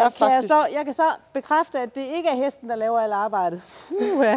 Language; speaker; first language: Danish; native; Danish